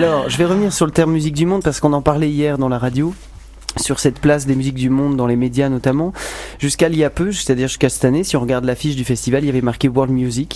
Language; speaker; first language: French; native; French